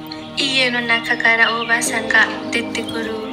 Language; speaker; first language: Japanese; non-native, learner; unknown